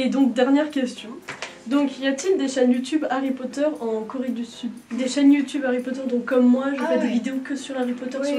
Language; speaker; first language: French; native; French